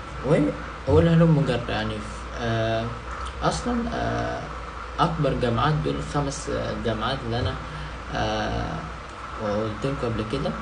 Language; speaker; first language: Arabic; non-native, fluent; Indonesian